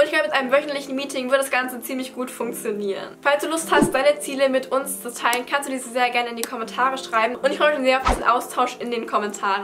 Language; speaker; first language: German; native; German